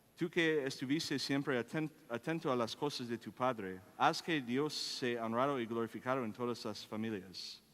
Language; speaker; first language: Spanish; non-native, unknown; English